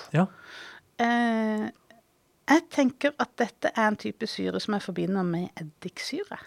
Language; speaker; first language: Norwegian; native; Norwegian